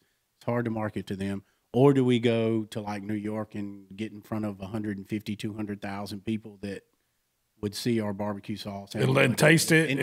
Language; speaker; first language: English; native; English